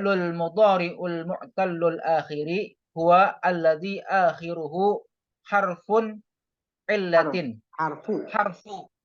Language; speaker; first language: Arabic; non-native, learner; Indonesian